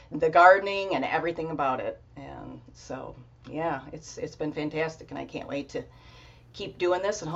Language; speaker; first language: English; native; English